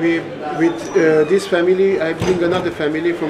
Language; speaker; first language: English; non-native, learner; Romanian